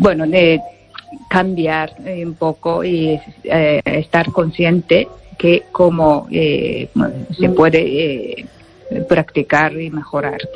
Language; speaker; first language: Spanish; non-native, learner; Japanese